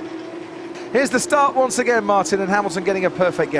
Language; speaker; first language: English; native; English